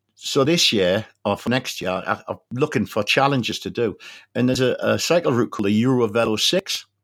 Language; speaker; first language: English; native; English